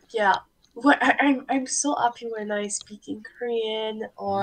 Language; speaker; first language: English; non-native, learner; French